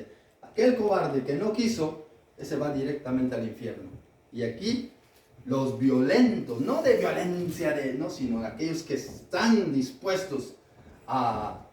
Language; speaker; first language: Spanish; native; Spanish